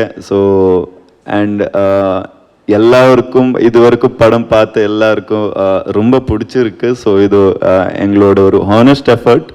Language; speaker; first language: Tamil; non-native, learner; Kannada